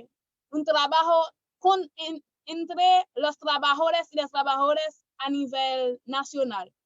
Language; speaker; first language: Spanish; non-native, learner; Haitian Creole